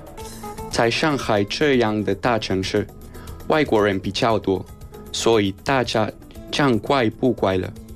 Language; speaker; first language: Chinese; non-native, learner; Spanish